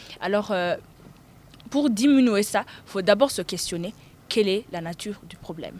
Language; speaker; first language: French; non-native, local second language; Rundi